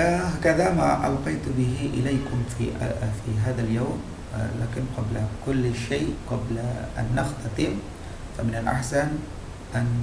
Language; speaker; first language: Arabic; non-native, fluent; Indonesian